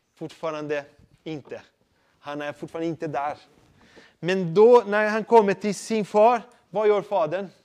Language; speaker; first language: Swedish; non-native, fluent; Portuguese